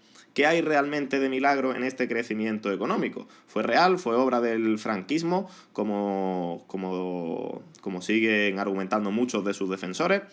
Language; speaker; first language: Spanish; native; Spanish